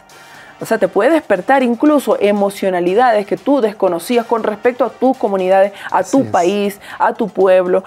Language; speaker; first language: Spanish; native; Spanish